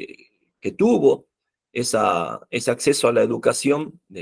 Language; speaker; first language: Spanish; native; Spanish